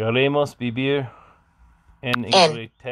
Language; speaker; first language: Spanish; non-native, learner; English